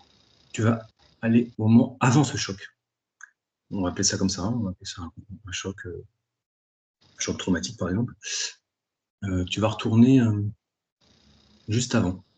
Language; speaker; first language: French; native; French